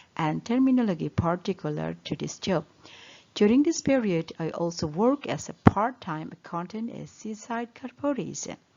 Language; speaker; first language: English; non-native, learner; Indonesian